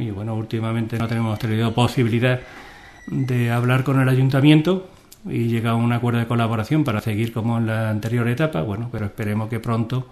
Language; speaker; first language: Spanish; native; Spanish